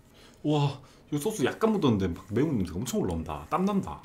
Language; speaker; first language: Korean; native; Korean